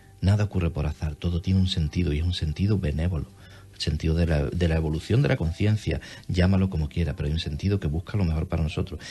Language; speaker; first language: Spanish; native; Spanish